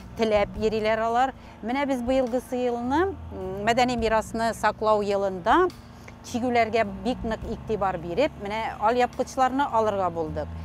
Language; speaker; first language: Tatar; native; Tatar